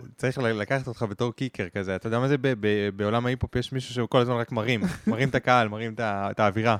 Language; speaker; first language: Hebrew; native; Hebrew